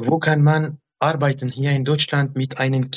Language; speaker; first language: German; non-native, learner; Arabic